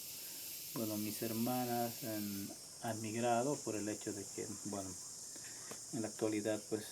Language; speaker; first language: Spanish; non-native, local second language; Quechua